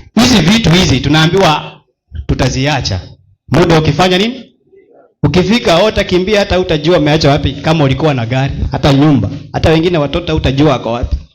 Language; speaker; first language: Swahili; non-native, local second language; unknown